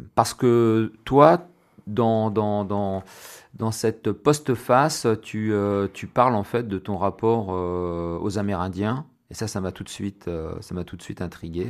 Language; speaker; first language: French; native; French